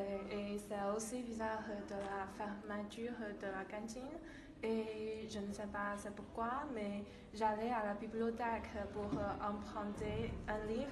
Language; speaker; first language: French; non-native, learner; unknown